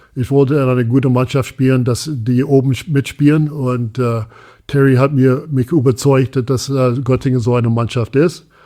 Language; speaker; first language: German; non-native, fluent; English